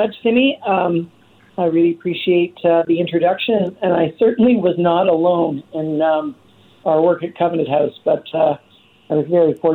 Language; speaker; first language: English; native; English